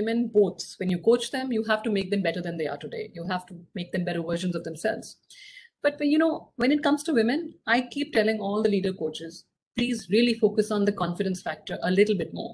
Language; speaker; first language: English; non-native, local second language; Hindi